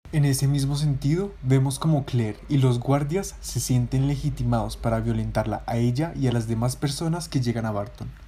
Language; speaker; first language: Spanish; native; Spanish